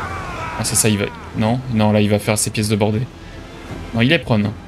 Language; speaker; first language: French; native; French